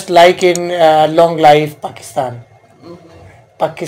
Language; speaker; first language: English; non-native, learner; Urdu